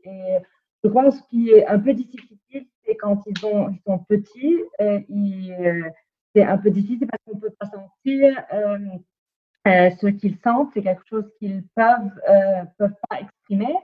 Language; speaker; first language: French; non-native, fluent; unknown